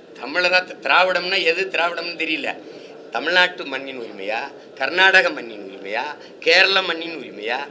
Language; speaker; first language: Tamil; native; Tamil